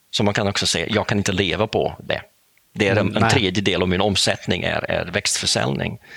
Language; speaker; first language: Swedish; non-native, fluent; Dutch